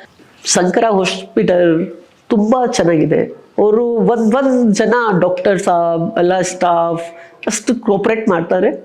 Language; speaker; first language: Kannada; non-native, local second language; Hindi